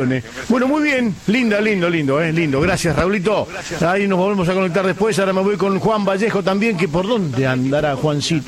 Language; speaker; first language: Spanish; native; Spanish